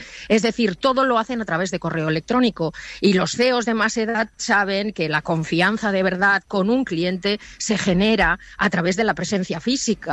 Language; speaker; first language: Spanish; native; Spanish